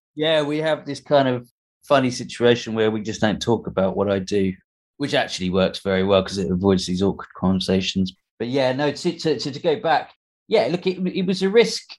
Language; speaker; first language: English; early bilingual, other home language; Hindi